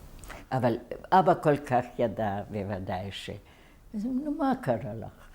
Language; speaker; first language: Hebrew; non-native, fluent; Hungarian